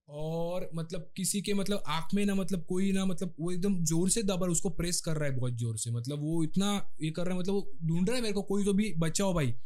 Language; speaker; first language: Hindi; non-native, local second language; Marathi